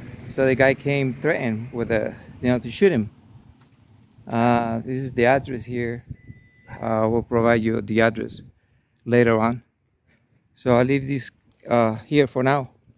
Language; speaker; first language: English; non-native, fluent; Spanish